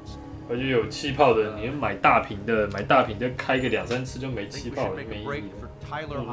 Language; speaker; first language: Chinese; native; Chinese